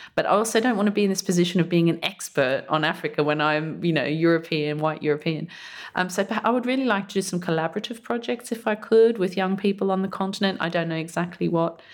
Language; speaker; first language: English; early bilingual, other home language; German